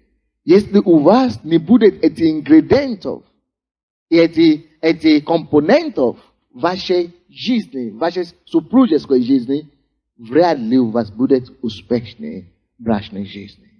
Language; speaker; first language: Russian; non-native, fluent; Yoruba